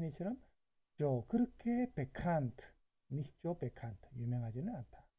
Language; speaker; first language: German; non-native, fluent; Korean